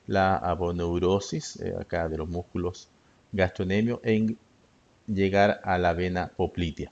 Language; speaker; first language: Spanish; native; Spanish